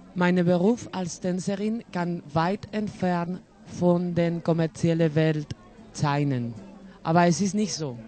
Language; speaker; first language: German; non-native, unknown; Spanish